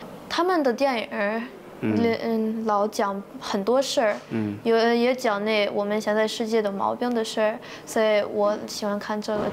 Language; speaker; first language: Chinese; early bilingual, heritage; Chinese